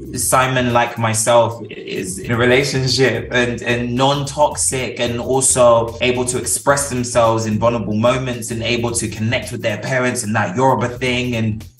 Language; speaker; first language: English; native; English